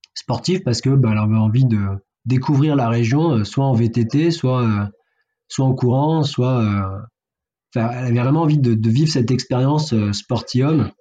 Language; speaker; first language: French; native; French